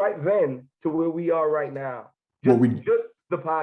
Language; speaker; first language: English; native; English